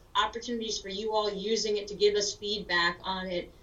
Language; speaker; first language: English; native; English